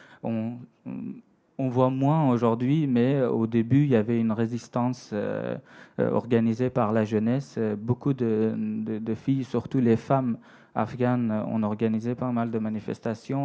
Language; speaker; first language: French; non-native, fluent; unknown